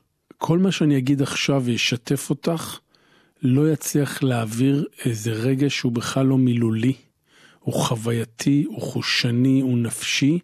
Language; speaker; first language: Hebrew; native; Hebrew